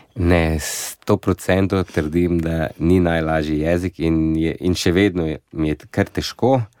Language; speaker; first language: Slovenian; non-native, fluent; Portuguese